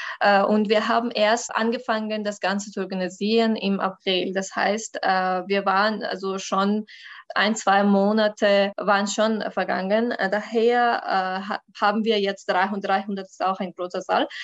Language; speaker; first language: German; non-native, learner; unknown